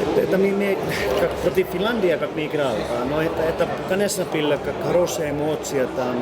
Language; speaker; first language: Russian; non-native, learner; Finnish